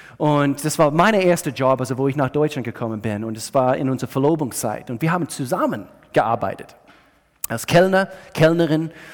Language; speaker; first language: German; non-native, fluent; English